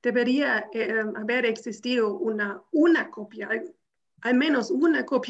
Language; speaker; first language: Spanish; non-native, fluent; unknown